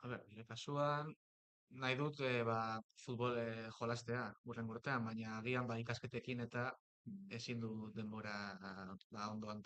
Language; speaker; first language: Basque; non-native, local second language; Spanish